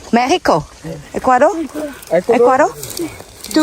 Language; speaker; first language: Spanish; non-native, learner; English